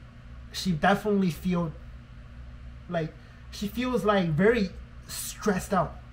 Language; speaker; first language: English; non-native, fluent; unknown